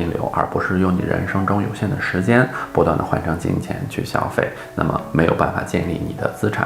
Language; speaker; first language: Chinese; native; Chinese